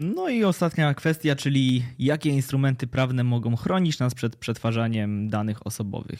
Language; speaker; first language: Polish; native; Polish